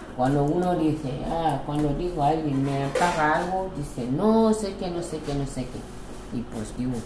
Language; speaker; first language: Spanish; non-native, local second language; Fang